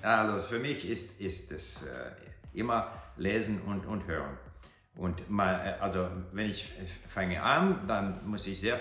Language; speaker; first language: German; non-native, learner; English